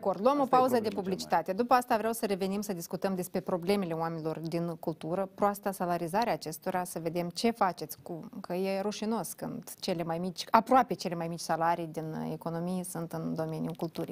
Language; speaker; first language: Romanian; native; Romanian